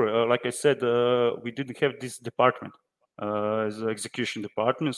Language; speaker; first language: English; non-native, learner; Croatian